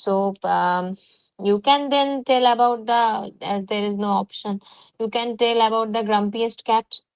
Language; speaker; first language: English; non-native, fluent; Bangla